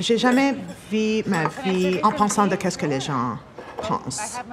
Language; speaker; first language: French; early bilingual, heritage; French